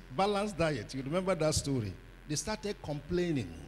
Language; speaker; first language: English; non-native, local second language; Igbo